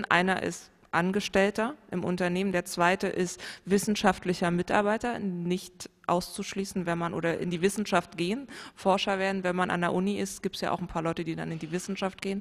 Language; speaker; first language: German; native; German